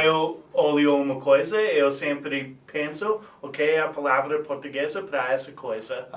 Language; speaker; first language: Portuguese; non-native, fluent; English